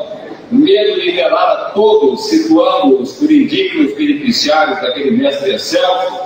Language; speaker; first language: Portuguese; native; Portuguese